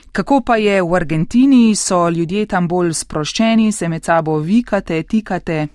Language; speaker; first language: Slovenian; native; Slovenian